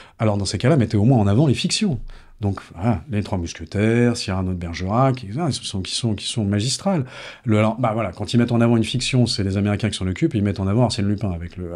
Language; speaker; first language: French; native; French